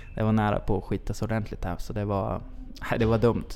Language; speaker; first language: Swedish; native; Swedish